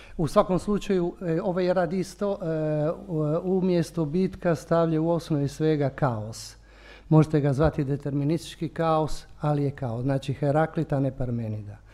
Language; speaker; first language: Croatian; non-native, local second language; Italian